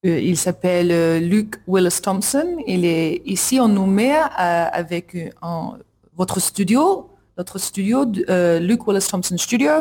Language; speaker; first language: French; non-native, learner; English